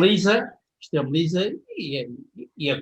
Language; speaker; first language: Portuguese; native; Portuguese